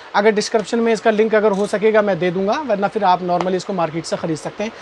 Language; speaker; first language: Hindi; native; Hindi